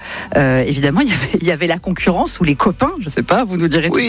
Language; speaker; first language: French; native; French